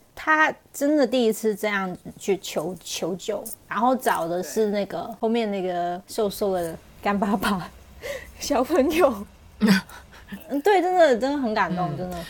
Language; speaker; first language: Chinese; non-native, local second language; Cantonese